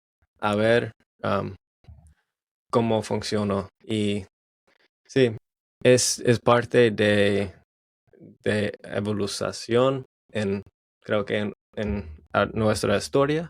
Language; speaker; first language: Spanish; non-native, learner; English